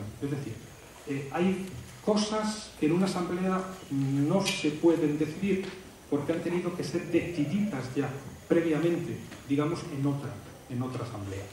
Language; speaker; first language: Spanish; native; Spanish